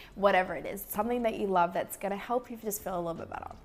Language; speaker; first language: English; native; English